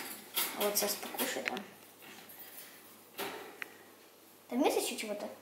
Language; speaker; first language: Russian; early bilingual, heritage; Russian